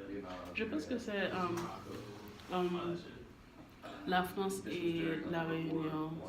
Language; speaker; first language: French; non-native, learner; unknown